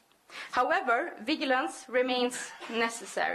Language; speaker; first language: English; non-native, fluent; Swedish